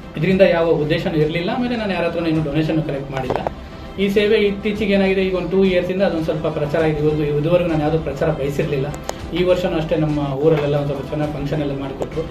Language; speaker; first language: Kannada; native; Kannada